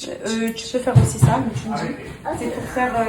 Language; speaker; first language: French; native; French